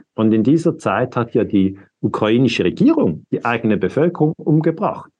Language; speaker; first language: German; native; German